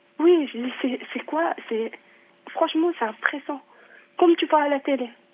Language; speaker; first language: French; non-native, fluent; Arabic